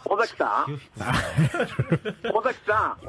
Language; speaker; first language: Japanese; native; Japanese